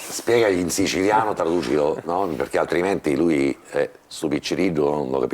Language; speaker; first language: Italian; native; Italian